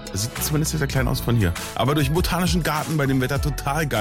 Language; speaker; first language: German; native; German